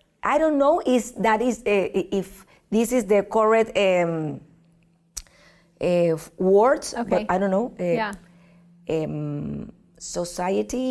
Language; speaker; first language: English; non-native, learner; Spanish